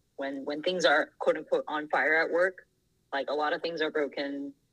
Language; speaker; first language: English; non-native, fluent; Thai